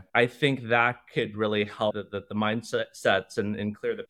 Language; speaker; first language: English; early bilingual, other home language; Chinese